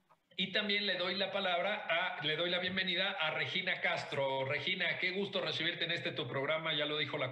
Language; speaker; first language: Spanish; native; Spanish